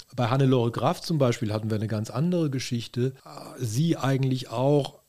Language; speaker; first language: German; native; German